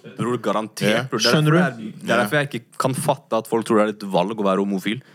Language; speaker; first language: Norwegian; native; Norwegian